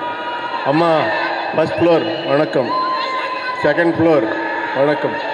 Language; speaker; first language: Tamil; non-native, learner; Telugu